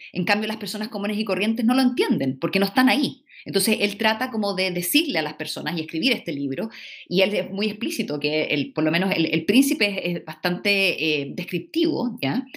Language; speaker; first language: Spanish; native; Spanish